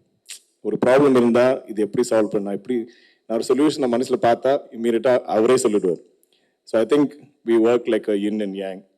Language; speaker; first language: Tamil; non-native, local second language; Malayalam